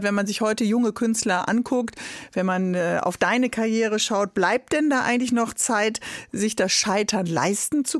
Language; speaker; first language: German; native; German